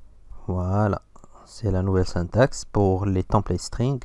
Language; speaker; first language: French; non-native, local second language; Arabic